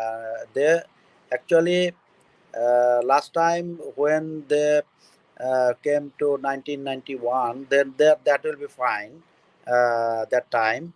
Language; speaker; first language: English; non-native, learner; Bangla